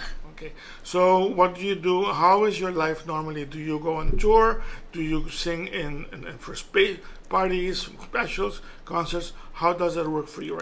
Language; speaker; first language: English; non-native, local second language; Papiamento